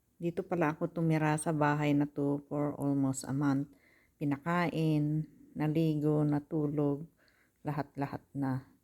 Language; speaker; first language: Filipino; native; Filipino